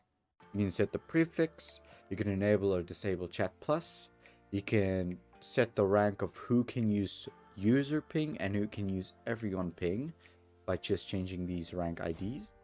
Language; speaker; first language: English; native; English